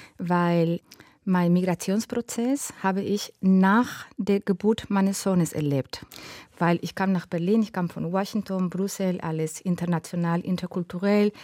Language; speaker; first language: German; non-native, fluent; Spanish